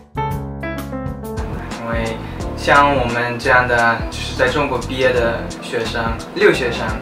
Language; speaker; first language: Chinese; non-native, fluent; Russian